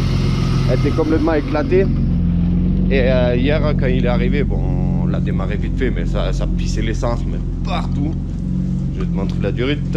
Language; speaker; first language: French; native; French